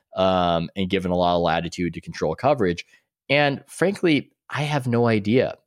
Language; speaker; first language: English; native; English